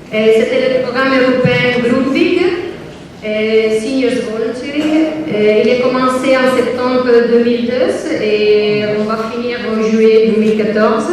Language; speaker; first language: French; non-native, learner; Italian